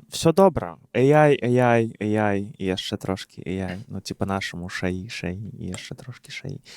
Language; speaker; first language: Belarusian; non-native, local second language; Russian